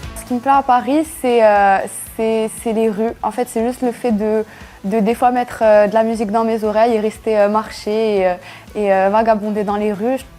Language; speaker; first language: French; non-native, local second language; Arabic